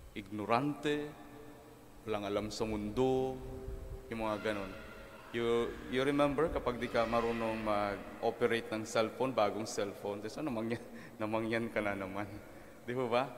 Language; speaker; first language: English; non-native, local second language; Filipino